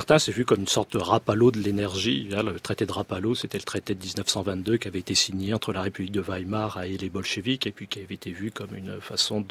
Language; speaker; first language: French; native; French